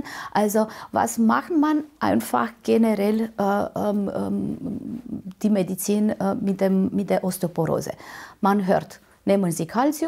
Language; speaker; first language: German; non-native, fluent; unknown